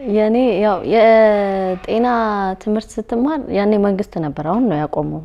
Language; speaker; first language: Amharic; native; Amharic